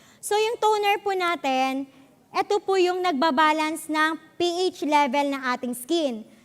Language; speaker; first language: Filipino; native; Filipino